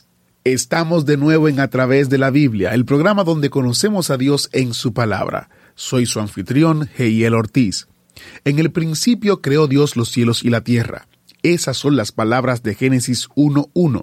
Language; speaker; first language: Spanish; native; Spanish